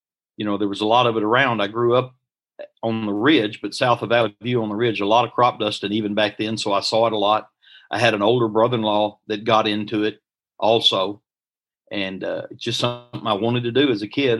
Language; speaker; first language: English; native; English